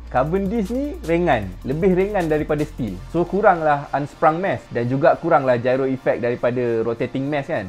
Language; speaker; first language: Malay; native; Malay